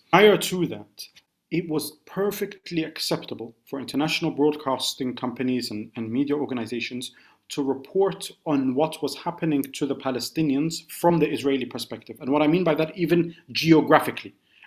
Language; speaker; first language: English; native; English